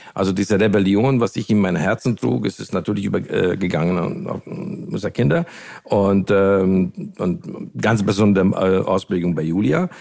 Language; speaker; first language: German; non-native, fluent; Hungarian